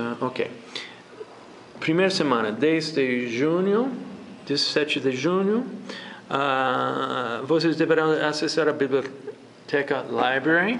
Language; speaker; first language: Portuguese; non-native, fluent; English